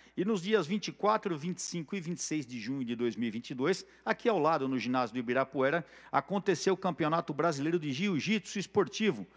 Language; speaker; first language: Portuguese; native; Portuguese